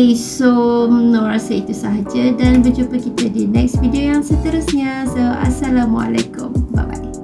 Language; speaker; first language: Malay; native; Malay